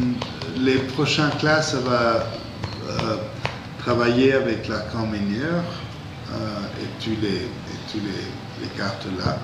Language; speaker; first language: French; non-native, fluent; Spanish